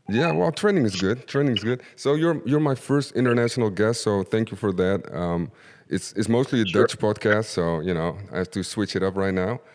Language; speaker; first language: English; non-native, fluent; Dutch